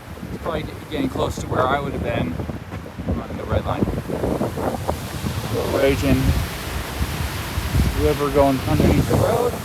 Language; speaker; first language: English; native; English